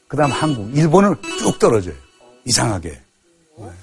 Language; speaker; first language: Korean; native; Korean